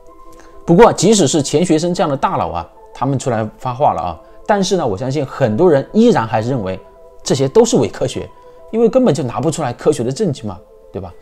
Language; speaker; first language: Chinese; native; Chinese